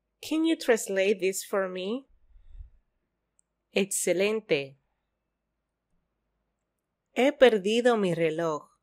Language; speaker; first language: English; non-native, fluent; Spanish